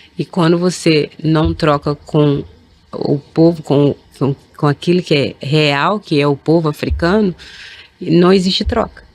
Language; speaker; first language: Portuguese; early bilingual, other home language; Kabuverdianu